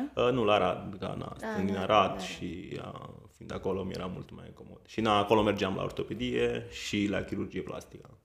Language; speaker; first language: Romanian; non-native, fluent; Italian